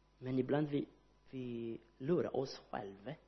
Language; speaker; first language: Swedish; non-native, learner; Portuguese